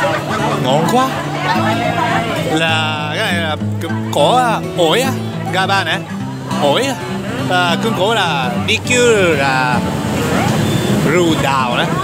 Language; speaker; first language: Vietnamese; non-native, learner; Japanese